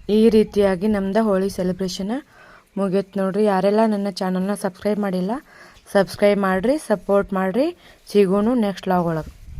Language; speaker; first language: Kannada; non-native, local second language; Lambadi